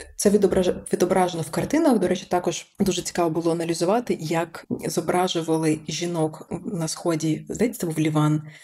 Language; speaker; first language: Ukrainian; early bilingual, other home language; Persian